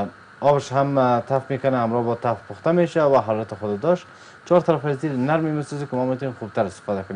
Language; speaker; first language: Persian; native; Persian